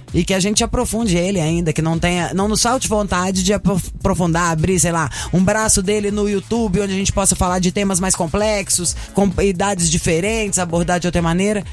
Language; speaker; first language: Portuguese; native; Portuguese